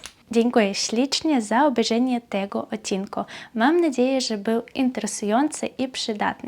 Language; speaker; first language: Polish; non-native, fluent; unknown